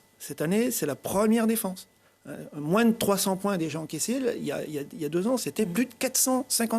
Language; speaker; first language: French; native; French